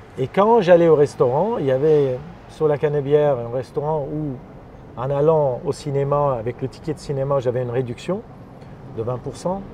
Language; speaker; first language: French; non-native, fluent; Armenian